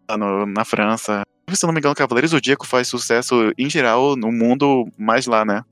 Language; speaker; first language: Portuguese; native; Portuguese